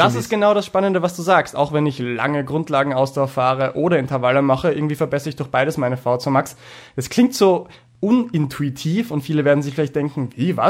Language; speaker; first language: German; native; German